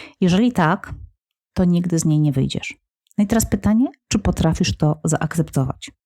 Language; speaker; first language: Polish; native; Polish